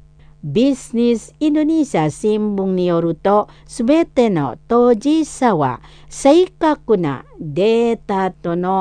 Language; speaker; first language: Japanese; non-native, learner; Indonesian